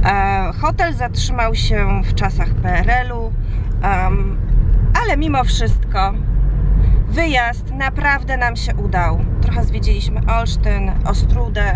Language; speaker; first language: Polish; native; Polish